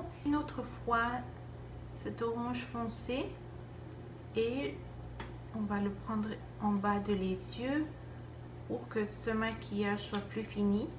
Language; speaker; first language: French; non-native, fluent; Spanish